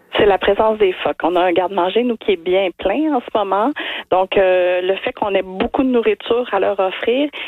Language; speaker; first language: French; native; French